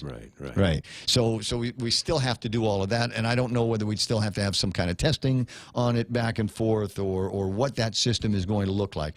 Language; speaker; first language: English; native; English